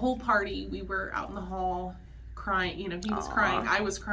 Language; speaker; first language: English; native; English